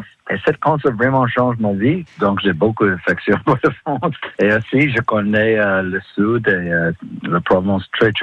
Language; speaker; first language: French; non-native, fluent; English